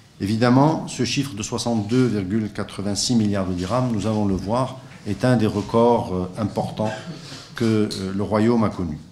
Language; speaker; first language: French; non-native, local second language; Arabic